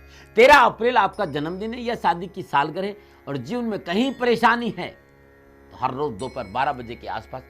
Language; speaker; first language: Hindi; native; Hindi